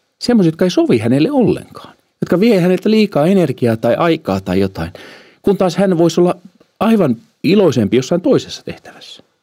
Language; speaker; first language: Finnish; early bilingual, heritage; Finnish